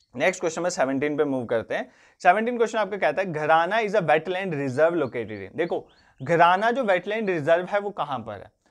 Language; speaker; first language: Hindi; non-native, local second language; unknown